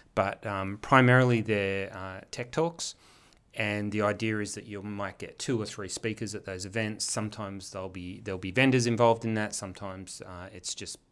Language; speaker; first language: English; native; English